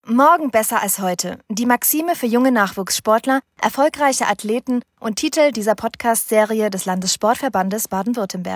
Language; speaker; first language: German; native; German